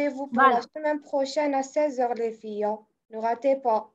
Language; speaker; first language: French; non-native, local second language; Arabic